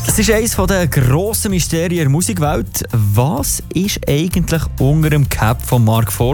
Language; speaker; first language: German; native; German